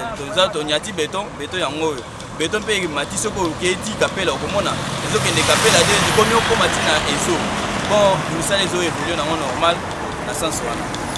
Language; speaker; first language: Lingala; native; Lingala